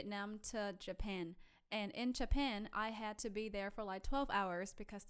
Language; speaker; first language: English; non-native, fluent; Vietnamese